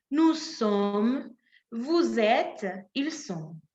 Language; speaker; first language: French; non-native, fluent; Spanish